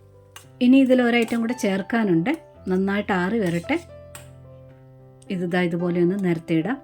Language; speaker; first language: Malayalam; native; Malayalam